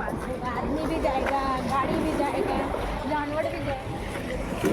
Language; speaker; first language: Hindi; non-native, local second language; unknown